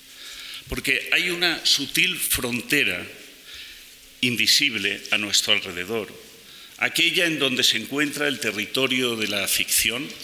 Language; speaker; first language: Spanish; native; Spanish